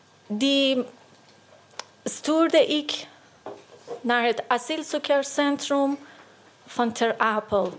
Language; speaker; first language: Dutch; non-native, learner; Persian